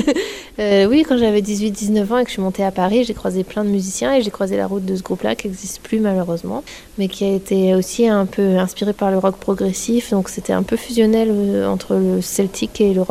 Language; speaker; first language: French; native; French